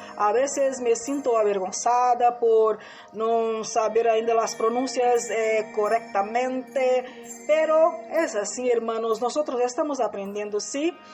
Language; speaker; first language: Spanish; non-native, fluent; Portuguese